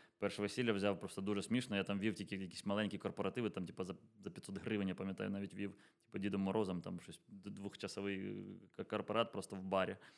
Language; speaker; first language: Ukrainian; native; Ukrainian